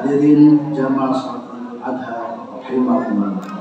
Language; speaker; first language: Indonesian; native; Indonesian